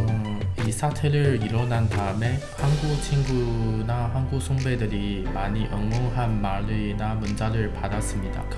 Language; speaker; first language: Korean; non-native, learner; Chinese